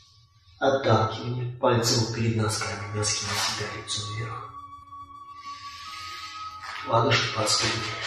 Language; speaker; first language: Russian; native; Russian